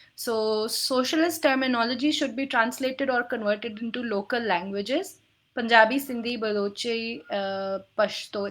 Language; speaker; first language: Punjabi; non-native, local second language; Urdu